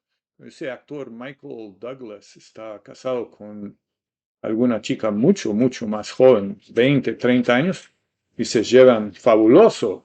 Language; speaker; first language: Spanish; non-native, fluent; English